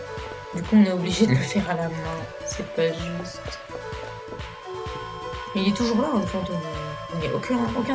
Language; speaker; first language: French; native; French